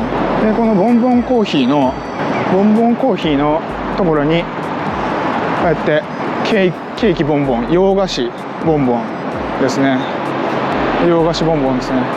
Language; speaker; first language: Japanese; native; Japanese